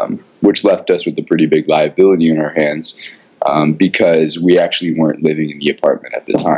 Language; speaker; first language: English; native; English